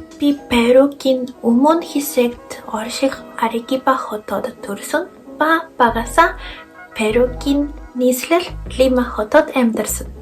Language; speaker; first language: Mongolian; non-native, learner; Spanish